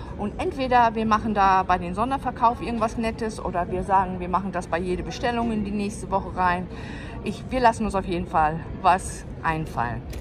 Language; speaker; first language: German; non-native, fluent; English